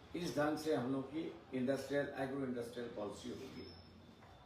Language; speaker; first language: Hindi; non-native, local second language; Marathi